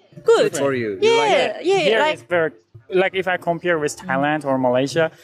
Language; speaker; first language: English; non-native, learner; Uzbek